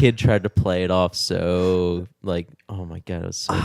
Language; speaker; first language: English; native; English